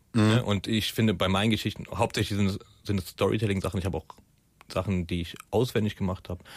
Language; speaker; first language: German; early bilingual, other home language; Persian